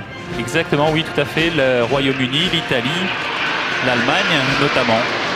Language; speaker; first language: French; native; French